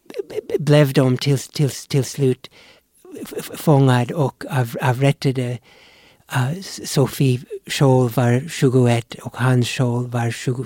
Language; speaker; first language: Swedish; non-native, fluent; English